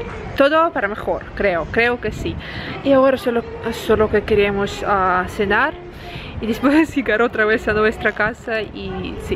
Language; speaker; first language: Spanish; non-native, learner; Russian